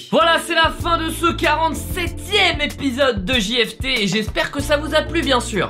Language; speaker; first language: French; native; French